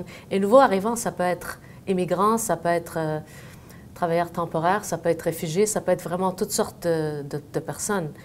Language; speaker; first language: French; native; French